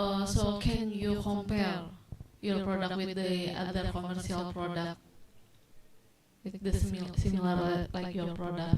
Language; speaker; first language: English; non-native, learner; Indonesian